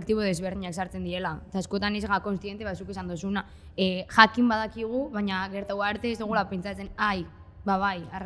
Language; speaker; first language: Basque; native; Basque